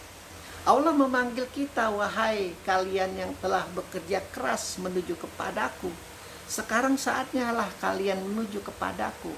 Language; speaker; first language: Indonesian; native; Indonesian